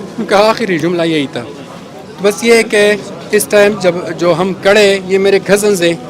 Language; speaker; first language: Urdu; non-native, local second language; Pashto